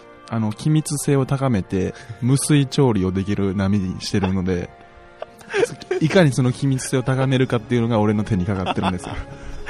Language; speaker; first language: Japanese; native; Japanese